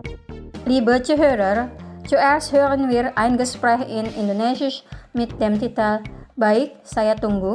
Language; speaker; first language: German; non-native, fluent; Indonesian